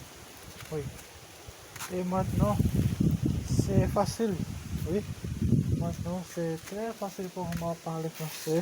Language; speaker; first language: French; non-native, learner; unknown